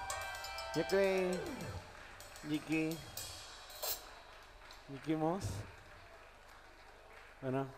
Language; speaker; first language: Czech; non-native, learner; Spanish